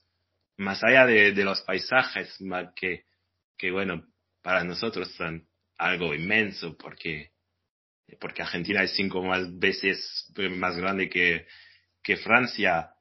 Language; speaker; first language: Spanish; non-native, fluent; French